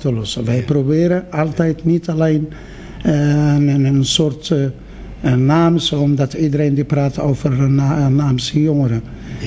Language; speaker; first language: Dutch; non-native, fluent; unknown